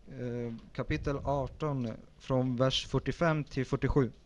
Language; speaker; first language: Swedish; early bilingual, other home language; Spanish